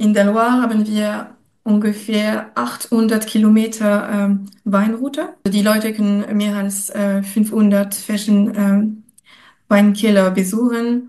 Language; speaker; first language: German; non-native, fluent; French